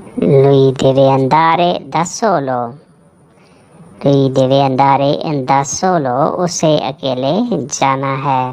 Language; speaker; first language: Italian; non-native, learner; Urdu